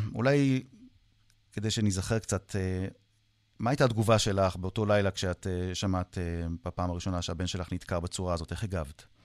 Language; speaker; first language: Hebrew; native; Hebrew